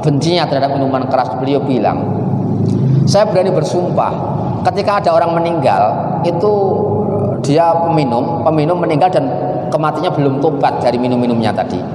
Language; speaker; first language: Indonesian; native; Indonesian